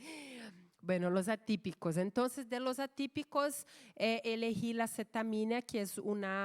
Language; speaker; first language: Spanish; non-native, fluent; Portuguese